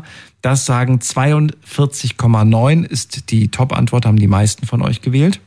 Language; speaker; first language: German; native; German